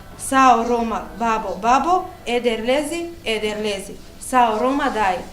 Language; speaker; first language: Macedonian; non-native, local second language; Romany